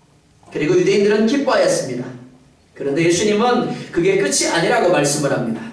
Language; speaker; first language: Korean; native; Korean